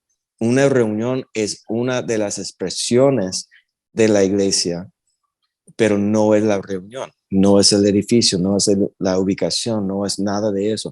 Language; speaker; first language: Spanish; early bilingual, heritage; Spanish